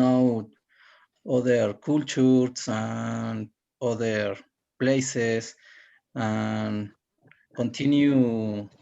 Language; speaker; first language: English; non-native, learner; Spanish